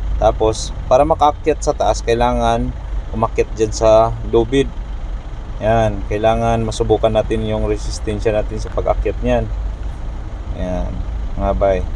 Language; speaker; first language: Filipino; non-native, local second language; Cebuano